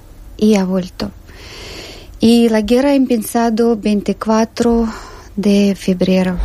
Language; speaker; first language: Spanish; non-native, learner; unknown